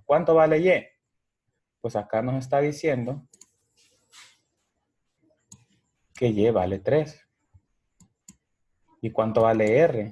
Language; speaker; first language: Spanish; native; Spanish